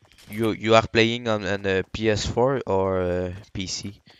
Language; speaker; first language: English; non-native, learner; French